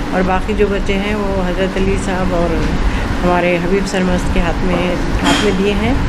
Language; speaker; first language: Hindi; non-native, local second language; Urdu